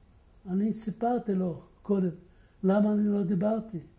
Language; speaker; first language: Hebrew; non-native, fluent; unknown